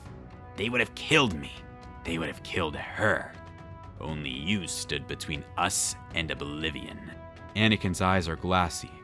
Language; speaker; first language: English; native; English